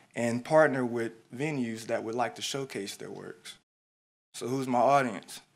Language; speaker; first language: English; native; English